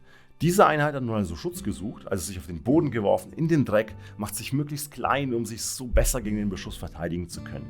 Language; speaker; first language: German; native; German